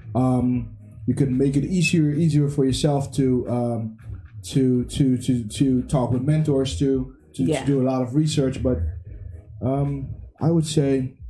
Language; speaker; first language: English; early bilingual, heritage; English